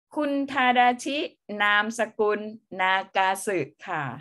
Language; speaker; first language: Thai; native; Thai